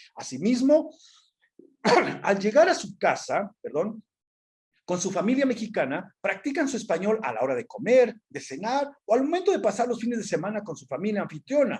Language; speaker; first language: Spanish; native; Spanish